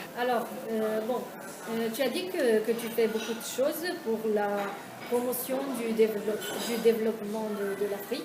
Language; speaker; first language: French; non-native, fluent; Italian